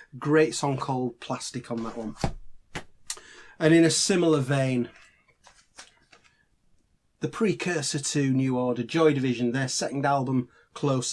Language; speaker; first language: English; native; English